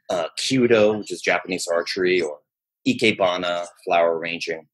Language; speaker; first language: English; native; English